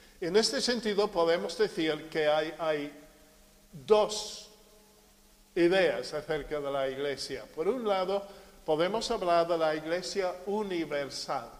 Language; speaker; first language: Spanish; non-native, fluent; English